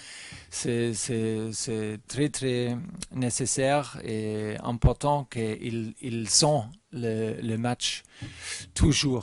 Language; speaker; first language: French; non-native, learner; German